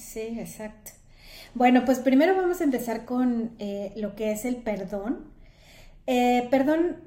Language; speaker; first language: Spanish; native; Spanish